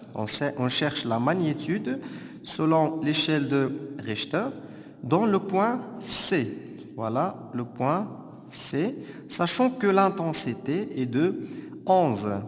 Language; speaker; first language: French; non-native, local second language; Arabic